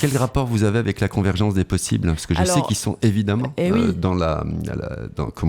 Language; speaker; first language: French; native; French